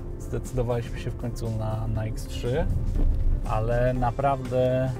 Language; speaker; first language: Polish; early bilingual, heritage; Polish